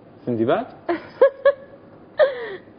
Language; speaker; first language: Arabic; native; Arabic